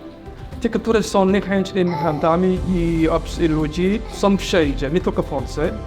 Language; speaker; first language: Polish; non-native, fluent; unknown